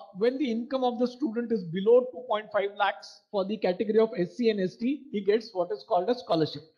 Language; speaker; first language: English; non-native, local second language; Marathi